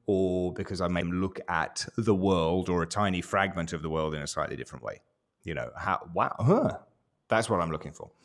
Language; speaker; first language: English; native; English